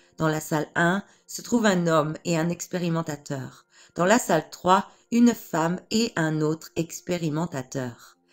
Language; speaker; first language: French; native; French